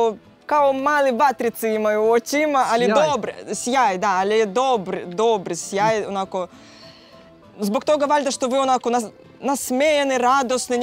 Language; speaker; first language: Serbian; non-native, learner; Russian